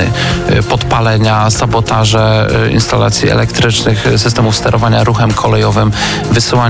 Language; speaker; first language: Polish; native; Polish